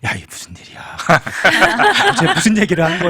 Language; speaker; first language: Korean; native; Korean